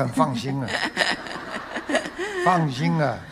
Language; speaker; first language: Chinese; non-native, local second language; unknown